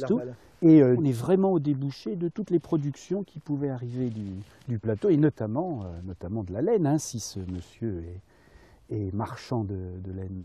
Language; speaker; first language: French; native; French